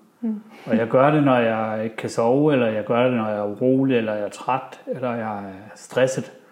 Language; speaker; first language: Danish; early bilingual, other home language; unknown